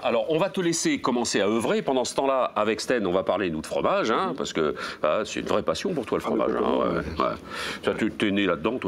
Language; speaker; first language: French; native; French